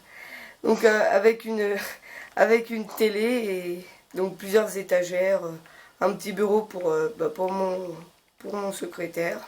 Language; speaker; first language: French; native; French